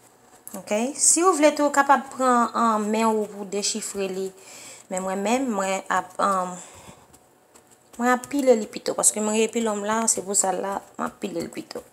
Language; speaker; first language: French; non-native, learner; Haitian Creole